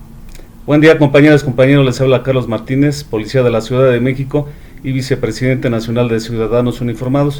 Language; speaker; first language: Spanish; native; Spanish